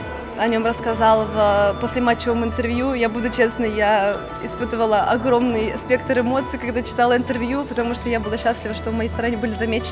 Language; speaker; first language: Russian; native; Russian